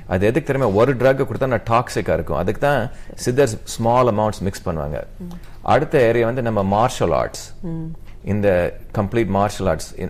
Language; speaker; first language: Tamil; native; Tamil